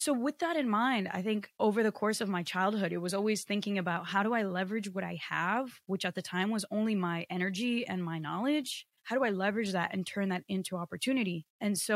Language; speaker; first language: English; early bilingual, other home language; Portuguese